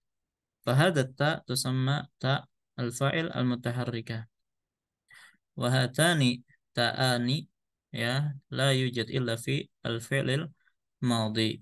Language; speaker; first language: Arabic; non-native, fluent; Indonesian